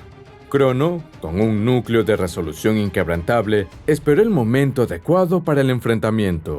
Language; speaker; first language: Spanish; native; Spanish